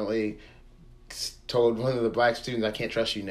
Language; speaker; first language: English; native; English